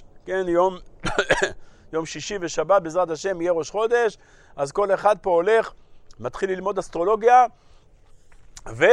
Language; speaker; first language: Hebrew; native; Hebrew